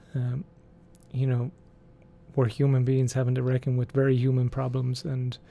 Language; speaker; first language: English; native; English